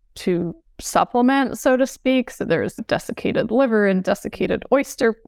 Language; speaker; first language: English; native; English